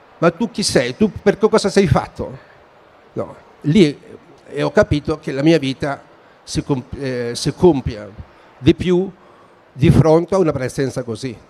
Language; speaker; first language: Italian; non-native, fluent; Spanish